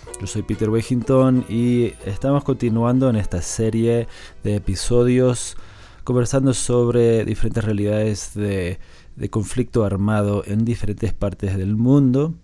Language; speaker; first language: Spanish; non-native, fluent; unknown